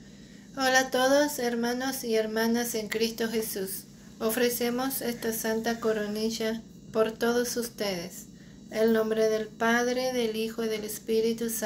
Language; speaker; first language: Spanish; native; Spanish